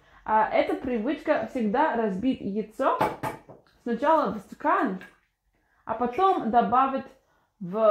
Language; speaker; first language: Russian; non-native, fluent; English